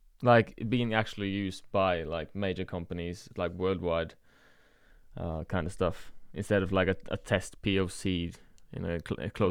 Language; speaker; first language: English; non-native, fluent; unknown